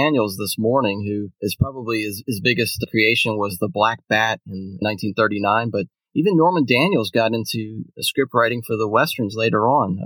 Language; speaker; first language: English; native; English